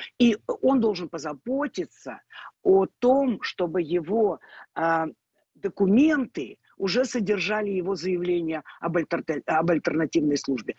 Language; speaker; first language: Russian; non-native, local second language; Ukrainian